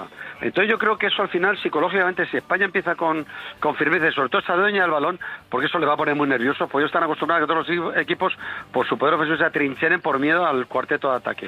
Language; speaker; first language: Spanish; native; Spanish